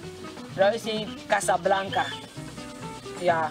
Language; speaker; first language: Dutch; non-native, local second language; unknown